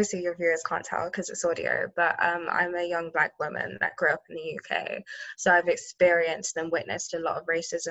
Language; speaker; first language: English; native; English